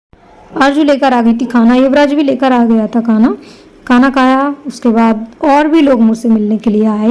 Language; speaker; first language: Hindi; native; Hindi